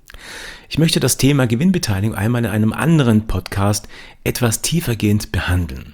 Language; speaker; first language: German; native; German